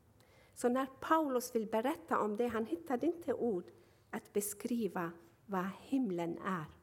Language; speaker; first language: Swedish; non-native, fluent; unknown